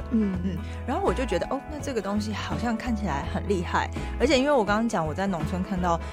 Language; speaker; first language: Chinese; native; Chinese